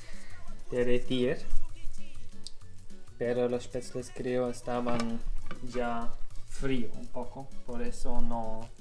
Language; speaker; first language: Spanish; non-native, learner; German